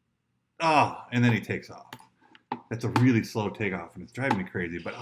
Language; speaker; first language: English; native; English